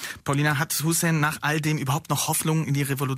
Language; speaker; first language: German; native; German